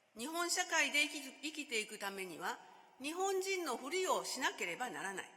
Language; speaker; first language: Japanese; native; Japanese